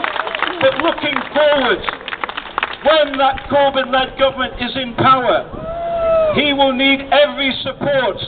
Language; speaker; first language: English; native; English